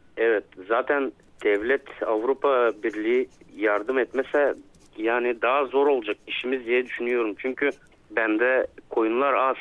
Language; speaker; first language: Turkish; native; Turkish